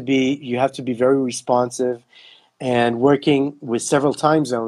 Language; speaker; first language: English; non-native, local second language; Hebrew